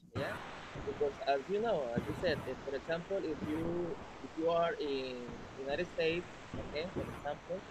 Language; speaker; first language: English; non-native, fluent; Spanish